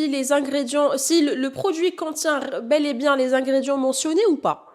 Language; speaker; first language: French; non-native, local second language; Arabic